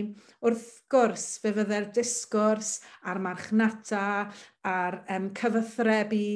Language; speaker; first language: Welsh; native; Welsh